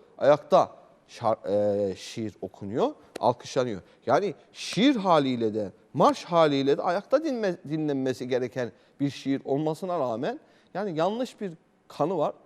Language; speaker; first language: Turkish; native; Turkish